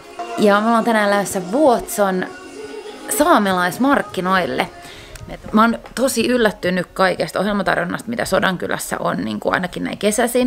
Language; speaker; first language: Finnish; native; Finnish